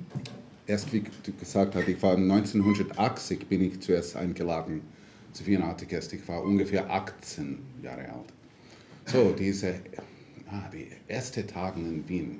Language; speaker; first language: German; non-native, fluent; English